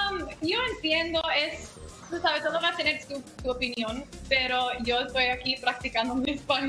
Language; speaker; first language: Spanish; early bilingual, heritage; English